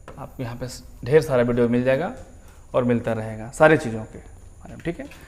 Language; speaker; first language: Hindi; native; Hindi